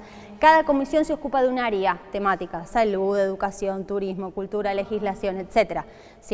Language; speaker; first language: Spanish; native; Spanish